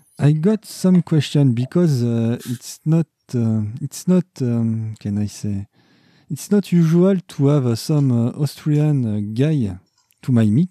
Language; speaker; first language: English; non-native, learner; French